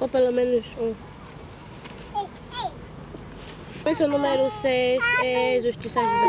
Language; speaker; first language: Portuguese; native; Portuguese